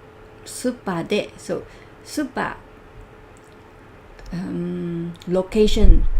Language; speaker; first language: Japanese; non-native, learner; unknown